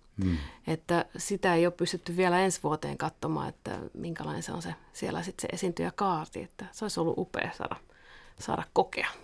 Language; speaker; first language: Finnish; native; Finnish